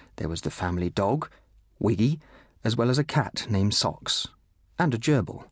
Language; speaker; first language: English; native; English